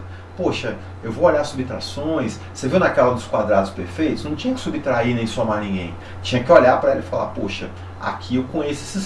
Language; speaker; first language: Portuguese; native; Portuguese